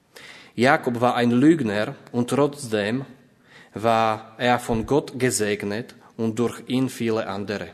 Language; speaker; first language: German; non-native, fluent; Slovak